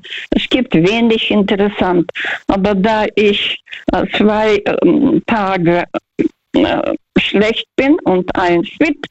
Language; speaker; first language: German; non-native, fluent; Russian